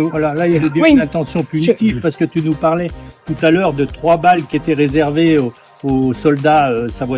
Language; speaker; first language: French; native; French